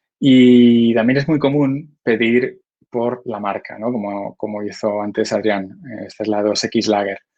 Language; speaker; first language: Spanish; native; Spanish